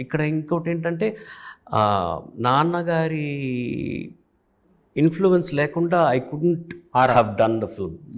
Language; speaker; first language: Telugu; early bilingual, heritage; Telugu